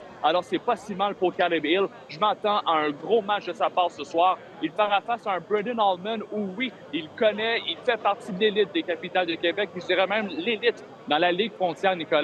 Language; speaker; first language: French; native; French